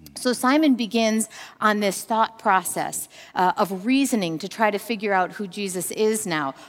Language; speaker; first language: English; native; English